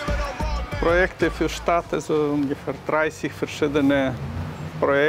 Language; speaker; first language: German; non-native, learner; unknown